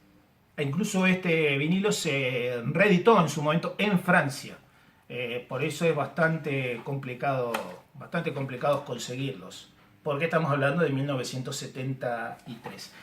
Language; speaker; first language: Spanish; native; Spanish